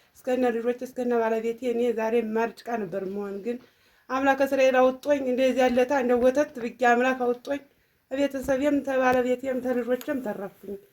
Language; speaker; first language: Amharic; native; Amharic